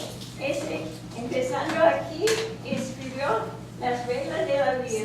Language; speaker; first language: Spanish; non-native, learner; English